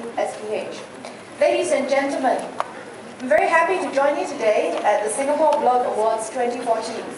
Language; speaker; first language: English; non-native, local second language; Chinese